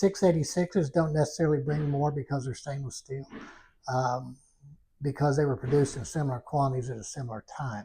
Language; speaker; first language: English; native; English